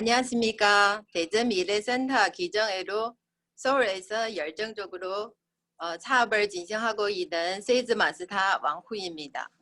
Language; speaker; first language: Korean; non-native, learner; Chinese